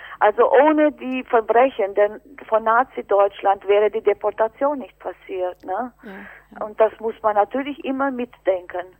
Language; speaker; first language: German; native; German